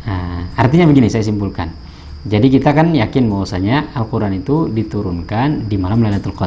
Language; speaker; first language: Indonesian; native; Indonesian